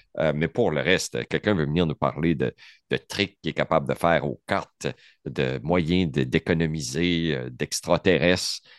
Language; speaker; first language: French; native; French